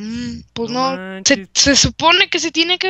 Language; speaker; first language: Spanish; native; Spanish